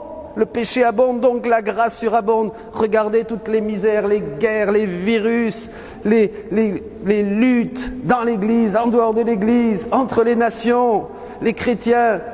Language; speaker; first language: French; native; French